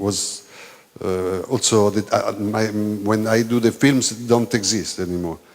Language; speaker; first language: English; non-native, learner; Italian